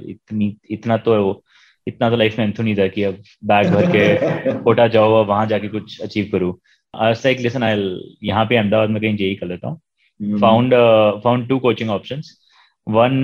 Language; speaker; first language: English; non-native, local second language; Hindi